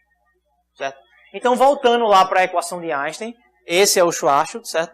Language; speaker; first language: Portuguese; native; Portuguese